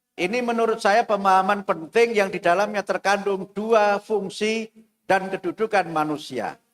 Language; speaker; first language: Indonesian; non-native, local second language; Javanese